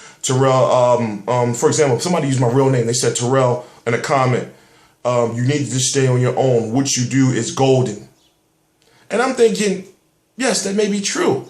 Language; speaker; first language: English; native; English